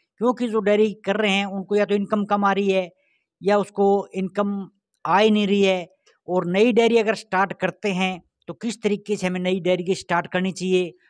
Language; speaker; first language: Hindi; native; Hindi